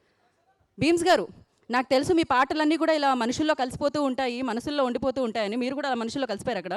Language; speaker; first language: Telugu; native; Telugu